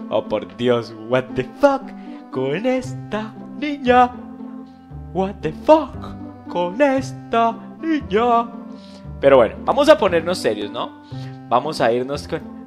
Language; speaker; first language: Spanish; native; Spanish